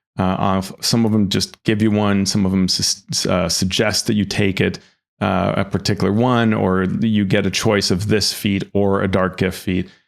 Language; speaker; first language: English; native; English